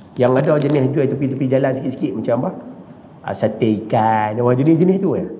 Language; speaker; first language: Malay; native; Malay